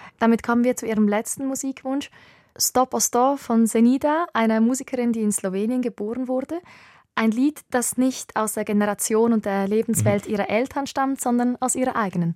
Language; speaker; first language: German; native; German